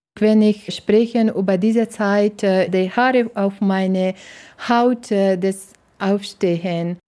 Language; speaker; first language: German; non-native, learner; Persian